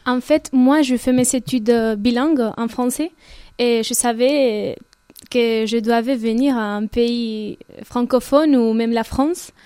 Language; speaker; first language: French; non-native, fluent; Spanish